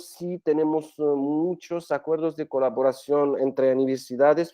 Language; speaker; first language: Spanish; non-native, fluent; Arabic